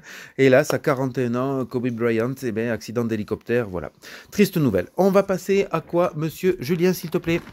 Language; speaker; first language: French; native; French